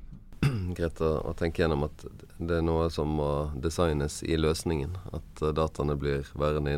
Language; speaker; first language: Norwegian; native; Norwegian